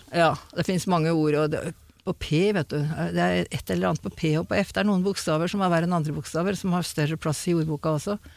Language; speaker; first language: Norwegian; native; Norwegian